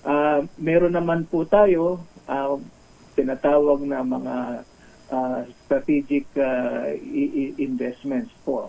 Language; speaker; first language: Filipino; native; Filipino